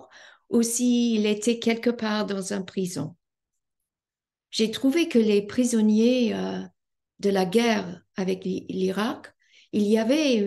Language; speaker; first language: French; non-native, fluent; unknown